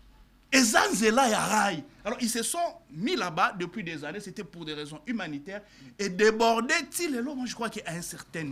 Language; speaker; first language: French; non-native, local second language; Lingala